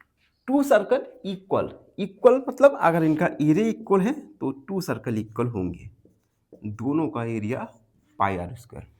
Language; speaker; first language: Hindi; native; Hindi